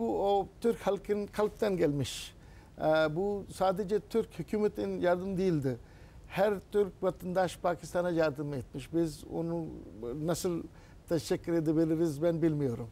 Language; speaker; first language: Turkish; non-native, learner; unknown